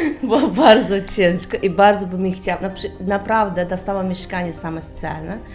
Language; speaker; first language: Polish; non-native, learner; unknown